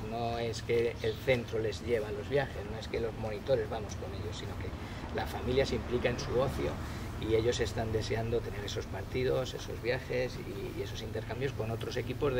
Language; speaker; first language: Spanish; native; Spanish